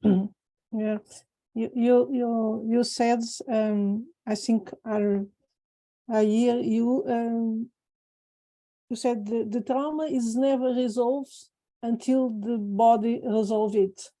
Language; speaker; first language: English; non-native, fluent; Portuguese